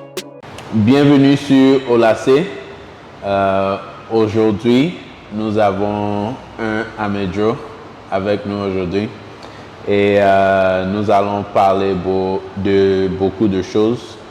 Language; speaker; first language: French; non-native, local second language; Ewe